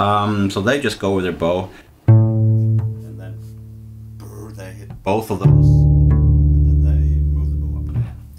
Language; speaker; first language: English; non-native, fluent; Norwegian